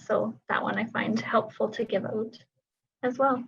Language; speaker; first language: English; native; English